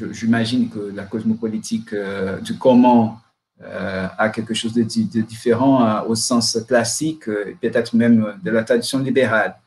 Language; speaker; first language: French; non-native, fluent; Portuguese